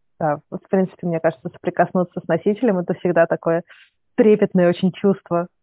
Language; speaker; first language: Russian; native; Russian